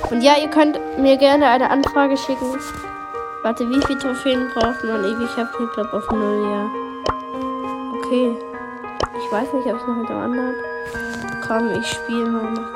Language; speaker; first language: German; native; German